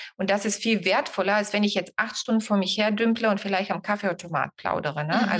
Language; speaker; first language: German; non-native, fluent; Bulgarian